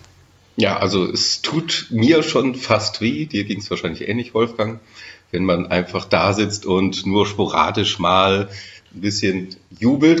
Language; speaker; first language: German; native; German